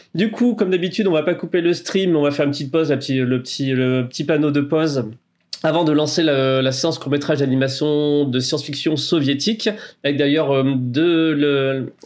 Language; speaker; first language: French; native; French